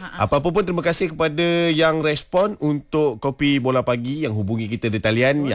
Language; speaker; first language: Malay; native; Malay